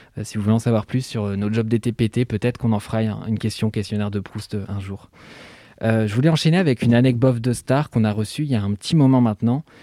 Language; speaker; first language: French; native; French